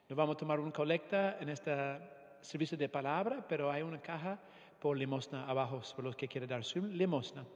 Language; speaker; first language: Spanish; non-native, fluent; English